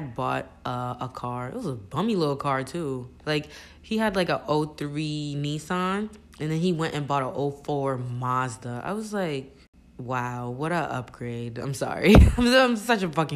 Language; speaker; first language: English; early bilingual, other home language; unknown